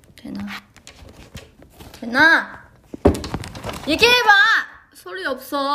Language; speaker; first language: Korean; non-native, learner; Chinese